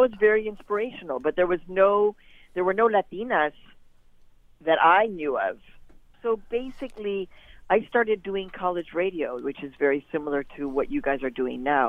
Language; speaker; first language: English; native; English